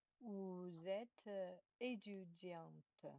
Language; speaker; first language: French; non-native, learner; Chinese